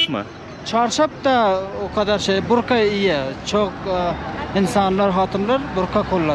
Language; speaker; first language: Turkish; non-native, learner; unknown